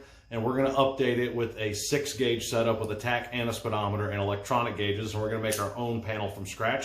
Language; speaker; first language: English; native; English